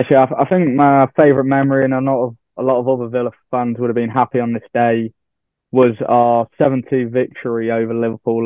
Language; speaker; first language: English; native; English